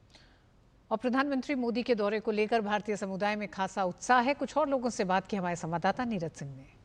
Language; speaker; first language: Hindi; native; Hindi